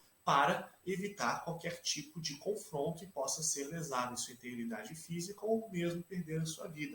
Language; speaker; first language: Portuguese; native; Portuguese